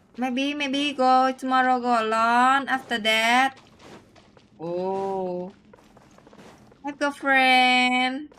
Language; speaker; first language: English; non-native, learner; Vietnamese